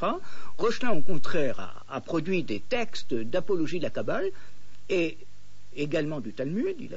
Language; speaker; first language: French; native; French